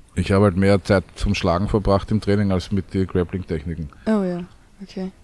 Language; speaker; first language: German; native; German